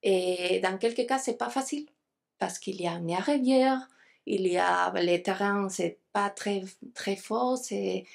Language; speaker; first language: French; non-native, fluent; Spanish